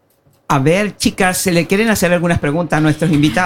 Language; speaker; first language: Spanish; native; Spanish